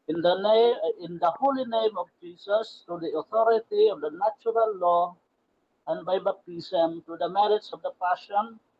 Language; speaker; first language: English; non-native, local second language; Filipino